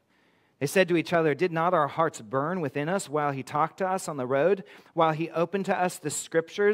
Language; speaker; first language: English; native; English